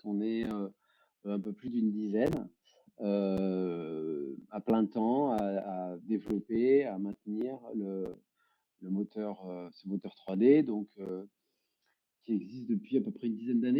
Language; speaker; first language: French; native; French